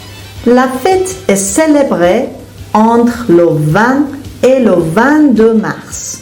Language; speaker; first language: French; non-native, fluent; Persian